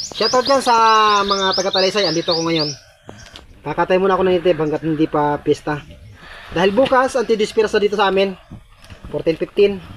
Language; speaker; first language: Filipino; non-native, local second language; Bikol